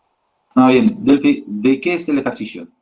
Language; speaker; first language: Spanish; native; Spanish